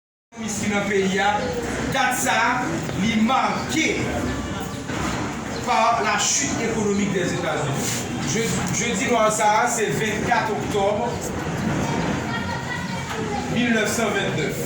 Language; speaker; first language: French; non-native, local second language; Haitian Creole